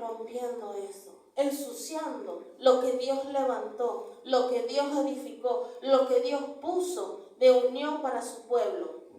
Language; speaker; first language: Spanish; native; Spanish